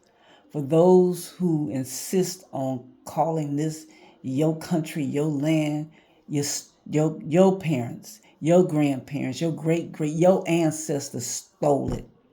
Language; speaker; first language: English; native; English